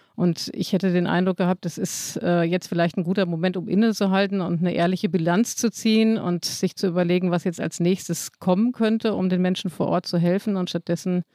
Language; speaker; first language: German; native; German